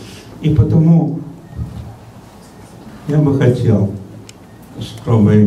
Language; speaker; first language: Russian; early bilingual, heritage; Russian